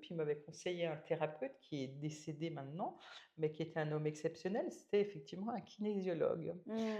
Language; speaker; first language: French; native; French